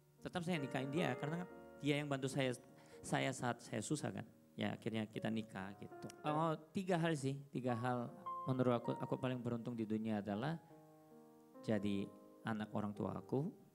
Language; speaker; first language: Indonesian; non-native, fluent; Korean